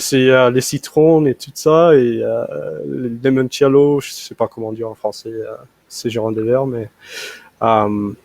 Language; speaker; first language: French; non-native, fluent; English